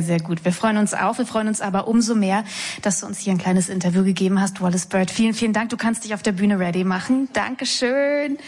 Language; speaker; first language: German; native; German